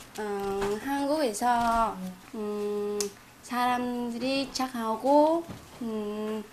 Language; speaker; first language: Korean; non-native, learner; Vietnamese